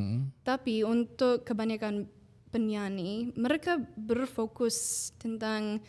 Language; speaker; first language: Indonesian; non-native, fluent; English